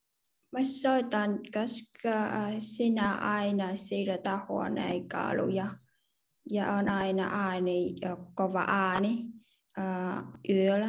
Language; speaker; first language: Finnish; non-native, learner; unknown